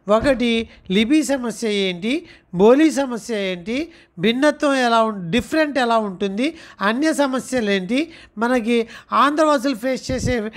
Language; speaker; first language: Telugu; non-native, local second language; Urdu